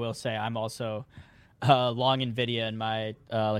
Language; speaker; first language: English; native; English